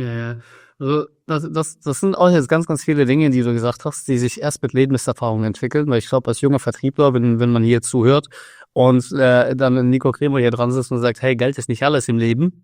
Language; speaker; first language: German; native; German